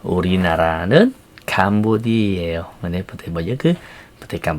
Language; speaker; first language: Korean; non-native, learner; Khmer